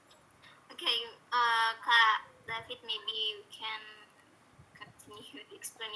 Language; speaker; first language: English; non-native, learner; Indonesian